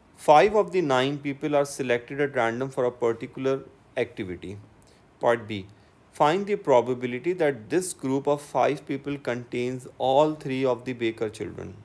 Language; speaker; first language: English; non-native, local second language; Urdu